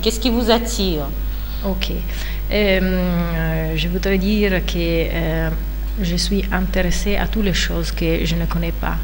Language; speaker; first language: French; non-native, fluent; Italian